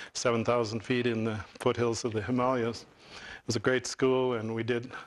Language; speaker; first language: English; native; English